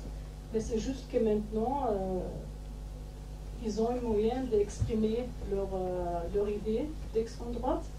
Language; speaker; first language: French; non-native, fluent; German